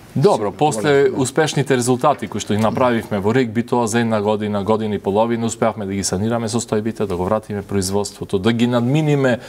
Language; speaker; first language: Macedonian; native; Macedonian